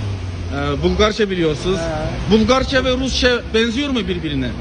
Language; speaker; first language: Turkish; non-native, fluent; Kazakh